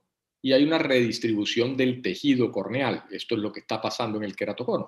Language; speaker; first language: Spanish; native; Spanish